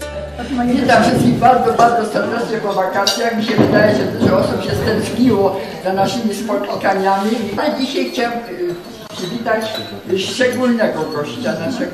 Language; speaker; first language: Polish; native; Polish